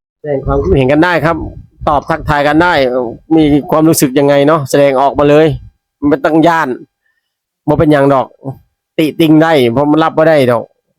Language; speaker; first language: Thai; native; Thai